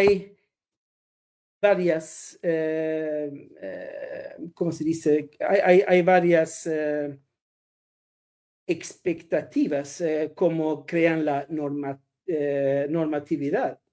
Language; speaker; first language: Spanish; non-native, fluent; Swedish